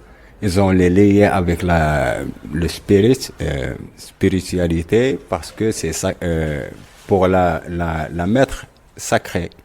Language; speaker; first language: French; non-native, local second language; Arabic